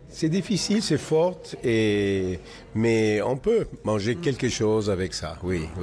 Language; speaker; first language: French; non-native, fluent; Spanish